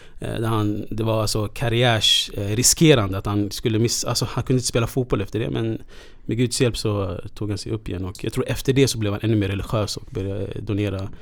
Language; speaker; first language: Swedish; native; Swedish